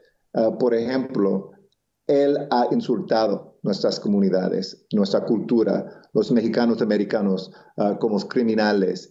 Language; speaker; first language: Spanish; non-native, local second language; English